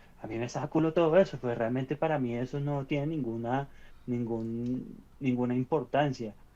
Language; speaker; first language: Spanish; native; Spanish